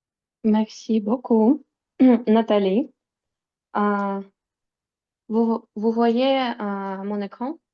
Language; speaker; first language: French; non-native, fluent; Russian